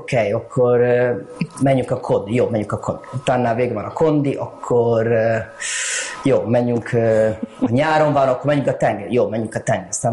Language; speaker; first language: Hungarian; non-native, learner; Italian